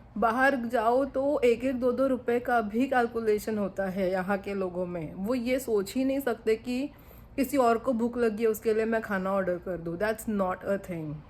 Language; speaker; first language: Hindi; non-native, local second language; Bangla